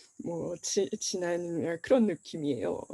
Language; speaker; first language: Korean; non-native, fluent; Japanese